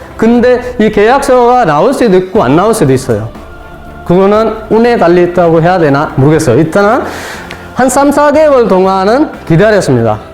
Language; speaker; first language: Korean; non-native, fluent; Sinhala